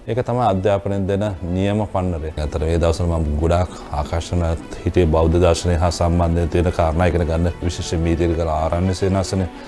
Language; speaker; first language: Sinhala; non-native, local second language; Tamil